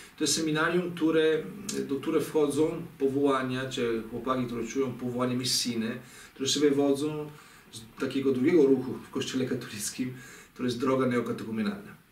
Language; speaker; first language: Polish; non-native, fluent; Italian